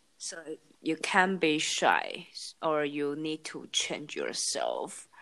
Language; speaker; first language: English; non-native, learner; Chinese